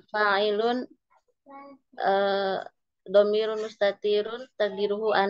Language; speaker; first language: Arabic; non-native, learner; Indonesian